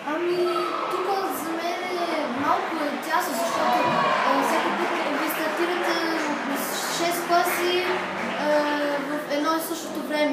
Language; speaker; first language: Bulgarian; early bilingual, heritage; Bulgarian